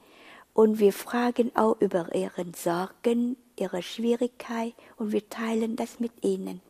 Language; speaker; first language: German; non-native, fluent; Vietnamese